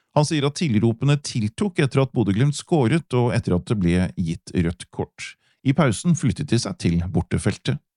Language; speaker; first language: Norwegian; native; Norwegian